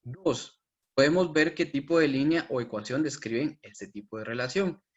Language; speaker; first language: Spanish; native; Spanish